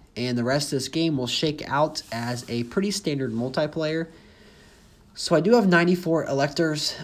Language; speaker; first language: English; native; English